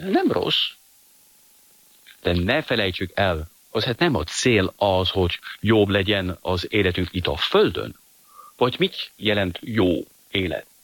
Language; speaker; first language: Hungarian; non-native, fluent; French